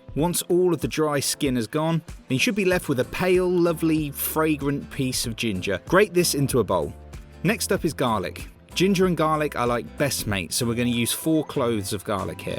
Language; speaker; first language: English; native; English